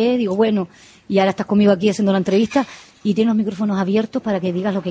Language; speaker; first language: Spanish; native; Spanish